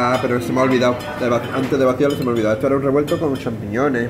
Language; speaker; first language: Spanish; native; Spanish